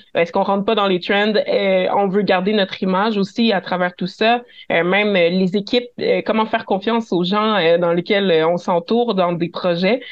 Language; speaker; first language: French; native; French